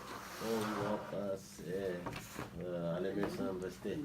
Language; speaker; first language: French; non-native, learner; Arabic